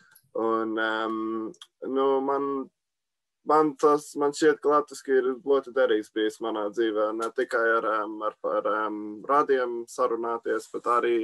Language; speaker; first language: Latvian; early bilingual, heritage; Latvian